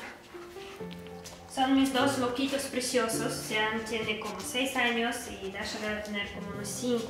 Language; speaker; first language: Spanish; non-native, fluent; Russian